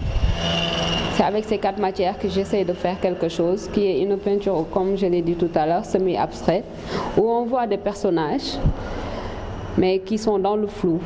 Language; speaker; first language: French; non-native, local second language; Wolof